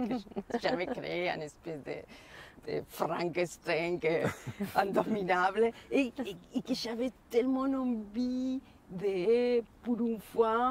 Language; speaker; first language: French; non-native, fluent; Spanish